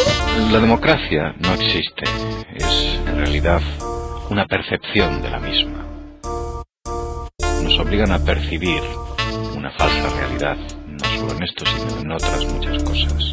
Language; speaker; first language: Spanish; native; Spanish